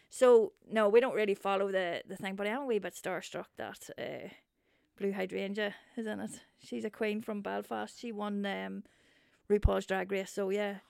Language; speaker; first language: English; native; English